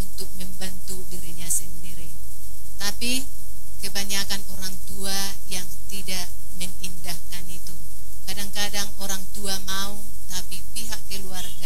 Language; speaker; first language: Indonesian; native; Indonesian